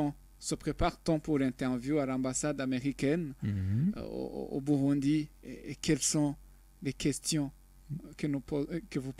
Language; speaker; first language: French; non-native, local second language; Rundi